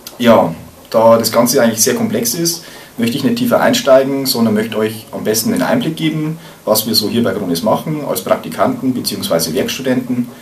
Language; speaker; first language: German; native; German